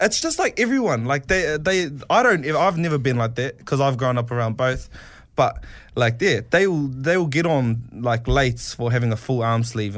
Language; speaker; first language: English; non-native, local second language; Māori